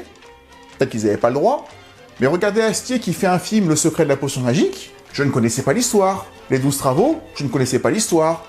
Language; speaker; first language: French; native; French